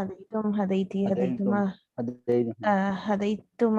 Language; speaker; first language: Arabic; non-native, learner; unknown